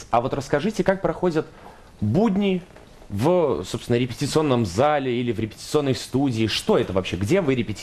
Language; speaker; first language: Russian; native; Russian